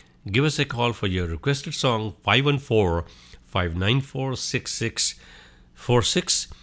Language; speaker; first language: English; non-native, local second language; Hindi